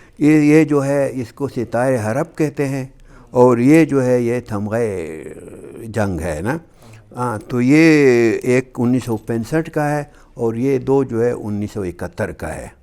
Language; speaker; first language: Urdu; non-native, local second language; Hazaragi